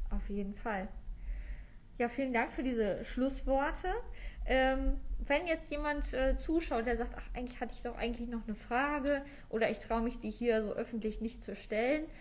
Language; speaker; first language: German; native; German